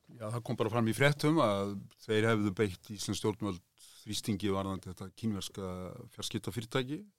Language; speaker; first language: Icelandic; native; Icelandic